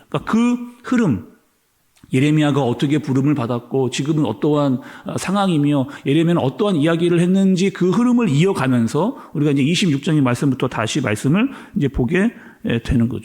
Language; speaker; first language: Korean; native; Korean